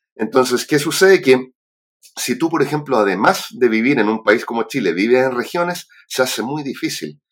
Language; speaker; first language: Spanish; native; Spanish